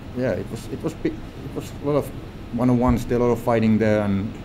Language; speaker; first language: English; non-native, fluent; Finnish